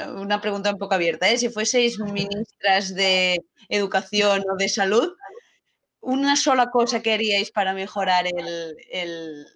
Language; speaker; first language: Spanish; non-native, local second language; Catalan